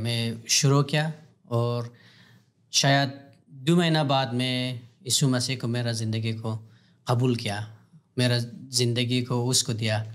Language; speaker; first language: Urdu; non-native, learner; Pashto